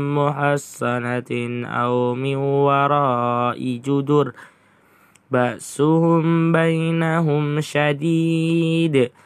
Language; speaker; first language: Arabic; non-native, learner; Indonesian